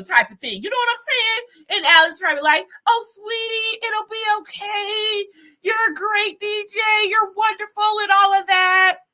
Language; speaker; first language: English; native; English